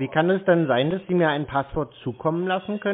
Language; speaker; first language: German; native; German